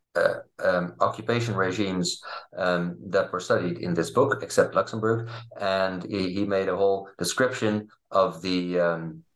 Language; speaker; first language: English; non-native, fluent; Dutch